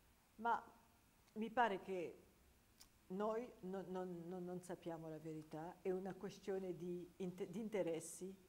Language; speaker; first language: Italian; non-native, fluent; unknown